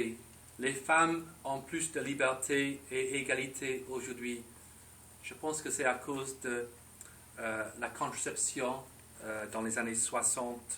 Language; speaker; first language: French; non-native, fluent; English